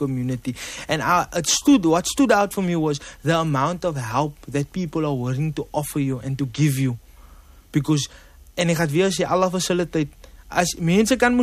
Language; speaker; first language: English; native; English